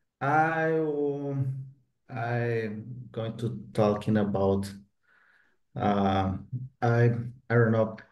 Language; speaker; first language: English; non-native, learner; Spanish